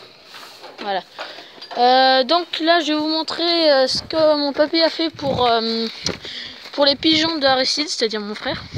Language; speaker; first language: French; native; French